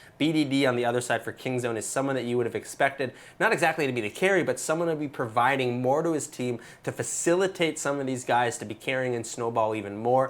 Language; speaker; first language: English; native; English